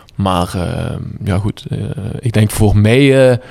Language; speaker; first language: Dutch; native; Dutch